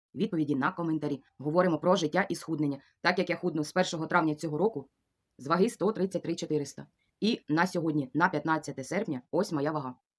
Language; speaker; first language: Ukrainian; non-native, local second language; Russian